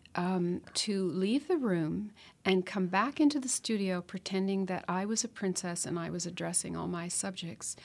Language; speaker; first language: English; native; English